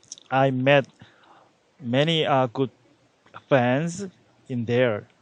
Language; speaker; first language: English; non-native, learner; Korean